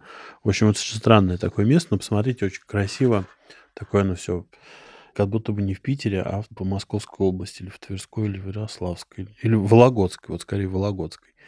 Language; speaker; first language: Russian; native; Russian